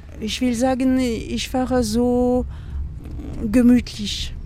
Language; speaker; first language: German; non-native, learner; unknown